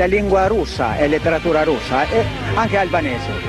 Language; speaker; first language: Italian; non-native, learner; Albanian